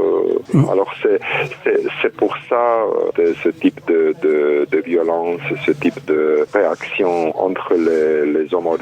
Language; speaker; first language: French; non-native, fluent; Romanian